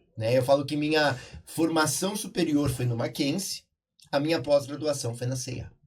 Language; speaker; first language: Portuguese; native; Portuguese